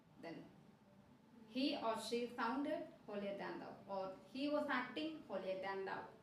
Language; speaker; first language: English; non-native, local second language; Telugu